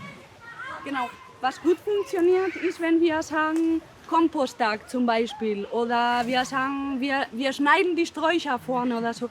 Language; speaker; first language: German; non-native, fluent; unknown